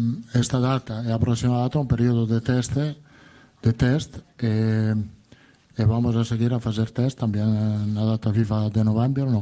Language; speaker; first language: Portuguese; non-native, learner; Italian